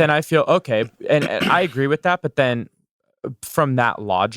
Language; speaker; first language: English; native; English